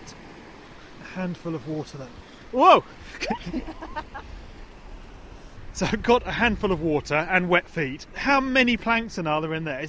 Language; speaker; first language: English; native; English